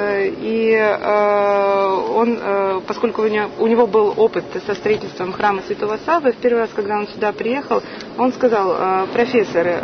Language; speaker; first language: Russian; native; Russian